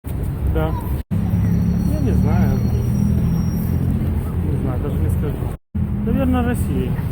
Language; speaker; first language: Russian; native; Russian